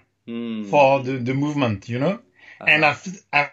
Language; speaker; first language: English; non-native, learner; French